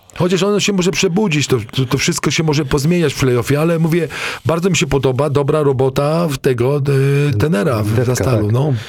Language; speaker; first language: Polish; native; Polish